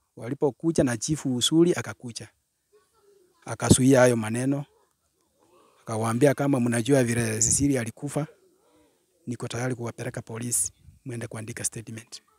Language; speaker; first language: Swahili; non-native, local second language; Gusii